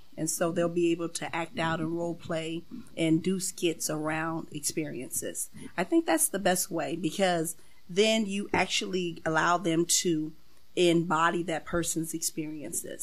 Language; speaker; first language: English; native; English